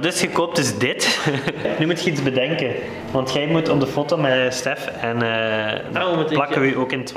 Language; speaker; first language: Dutch; native; Dutch